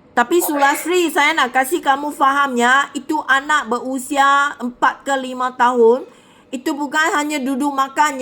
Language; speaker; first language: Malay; non-native, local second language; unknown